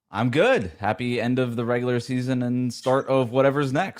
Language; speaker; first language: English; native; English